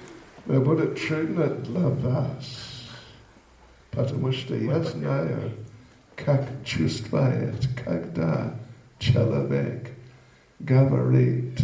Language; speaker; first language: Russian; non-native, learner; English